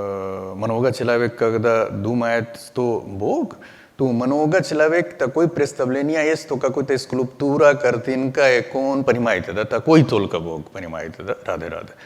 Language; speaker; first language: Russian; non-native, learner; Hindi